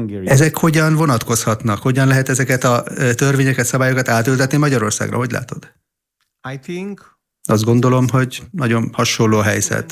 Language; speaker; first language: Hungarian; non-native, fluent; Hebrew